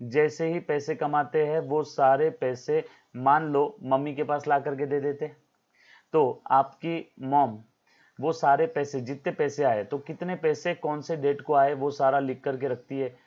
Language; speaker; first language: Hindi; non-native, local second language; Marathi